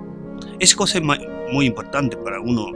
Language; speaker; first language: Spanish; non-native, learner; Chinese